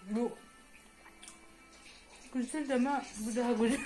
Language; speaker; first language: Turkish; non-native, learner; Indonesian